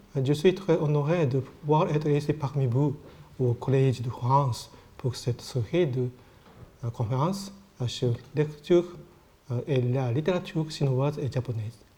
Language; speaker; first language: French; non-native, learner; Japanese